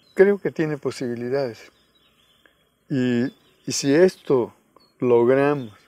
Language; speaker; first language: Spanish; native; Spanish